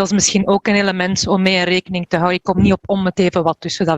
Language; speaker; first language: Dutch; native; Dutch